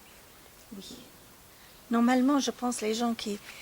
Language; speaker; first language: French; non-native, fluent; English